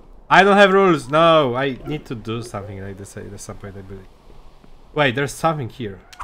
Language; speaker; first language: English; non-native, fluent; Polish